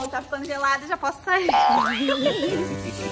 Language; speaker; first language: Portuguese; native; Portuguese